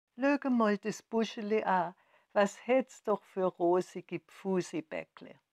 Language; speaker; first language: German; native; German